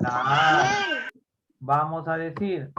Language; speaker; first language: Spanish; native; Spanish